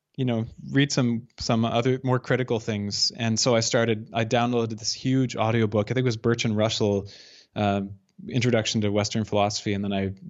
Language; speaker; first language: English; native; English